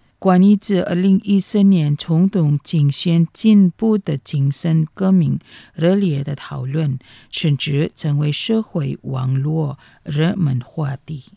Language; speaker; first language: Chinese; non-native, fluent; Indonesian